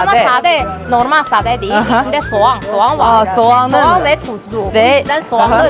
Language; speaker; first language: Turkish; non-native, learner; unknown